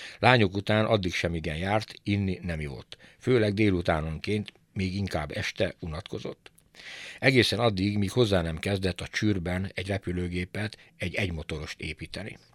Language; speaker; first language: Hungarian; native; Hungarian